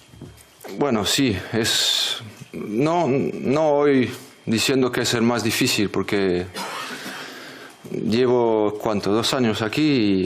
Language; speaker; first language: Spanish; non-native, fluent; French